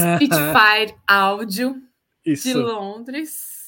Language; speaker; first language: Portuguese; native; Portuguese